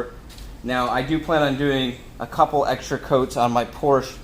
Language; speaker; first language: English; native; English